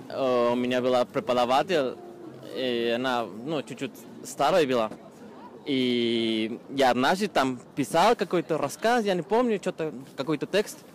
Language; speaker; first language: Russian; non-native, fluent; Spanish